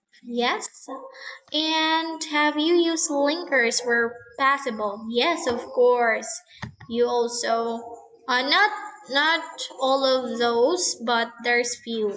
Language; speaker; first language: English; non-native, fluent; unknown